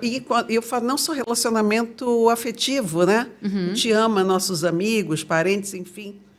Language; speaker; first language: Portuguese; native; Portuguese